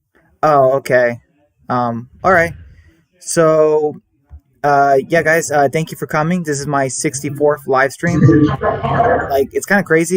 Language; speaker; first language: English; native; English